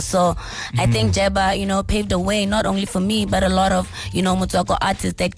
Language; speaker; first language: English; non-native, local second language; Tswana